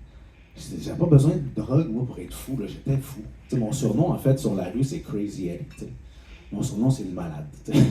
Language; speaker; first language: French; native; French